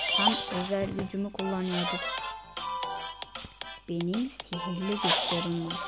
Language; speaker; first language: Turkish; native; Turkish